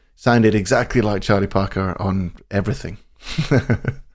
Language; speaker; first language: English; native; English